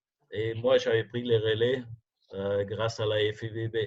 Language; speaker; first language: French; non-native, fluent; German